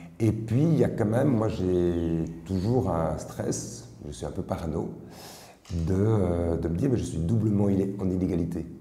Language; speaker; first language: French; native; French